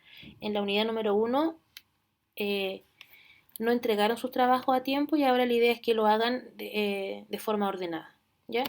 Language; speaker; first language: Spanish; native; Spanish